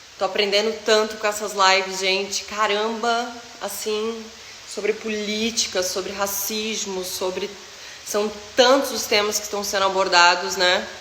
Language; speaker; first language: Portuguese; native; Portuguese